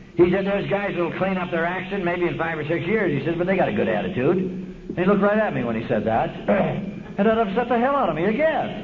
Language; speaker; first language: English; native; English